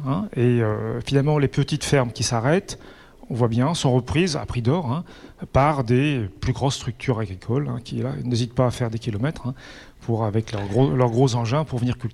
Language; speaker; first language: French; native; French